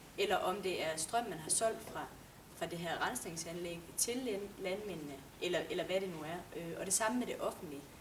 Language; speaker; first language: Danish; native; Danish